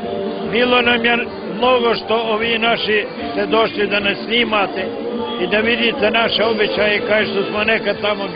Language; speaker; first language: Bosnian; native; Bosnian